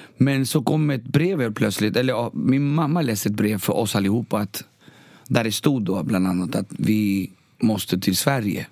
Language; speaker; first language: Swedish; early bilingual, other home language; Spanish